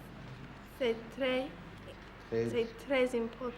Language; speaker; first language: French; non-native, learner; English